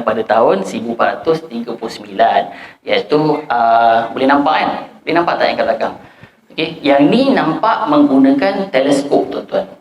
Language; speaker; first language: Malay; native; Malay